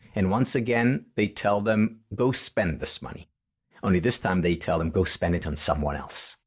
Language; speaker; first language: English; non-native, fluent; Hebrew